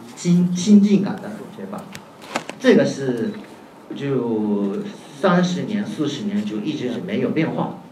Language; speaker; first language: Chinese; non-native, fluent; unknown